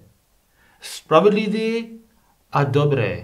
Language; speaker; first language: Czech; non-native, learner; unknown